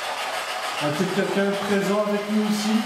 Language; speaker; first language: French; native; French